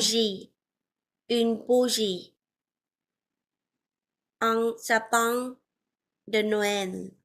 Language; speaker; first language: French; non-native, learner; Vietnamese